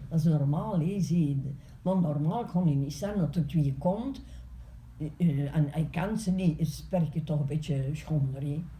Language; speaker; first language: Dutch; native; Dutch